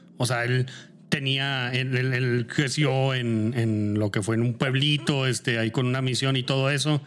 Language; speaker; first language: Spanish; native; Spanish